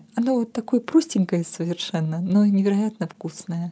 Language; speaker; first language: Russian; non-native, local second language; Armenian